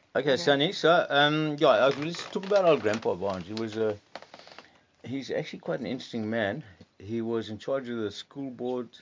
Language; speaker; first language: English; native; English